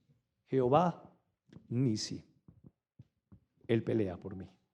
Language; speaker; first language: Spanish; native; Spanish